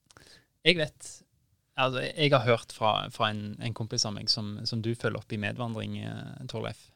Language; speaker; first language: Norwegian; native; Norwegian